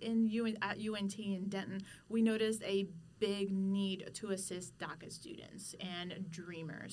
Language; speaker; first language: English; non-native, fluent; Spanish